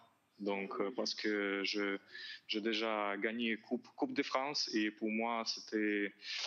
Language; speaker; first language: French; non-native, learner; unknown